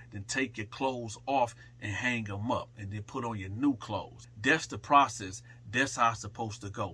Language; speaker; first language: English; native; English